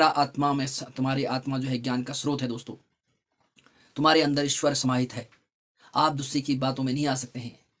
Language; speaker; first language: Hindi; native; Hindi